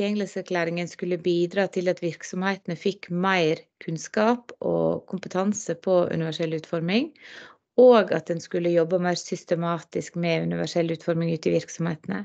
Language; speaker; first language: Norwegian; native; Norwegian